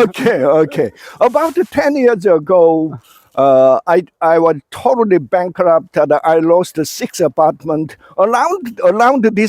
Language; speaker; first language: English; non-native, fluent; Korean